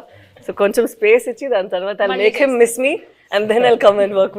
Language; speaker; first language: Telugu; non-native, fluent; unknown